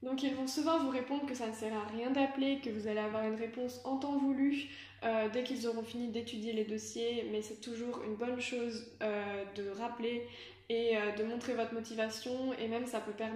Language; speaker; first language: French; native; French